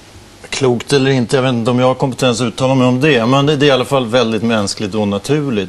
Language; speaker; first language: Swedish; native; Swedish